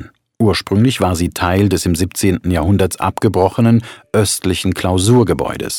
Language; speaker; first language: German; native; German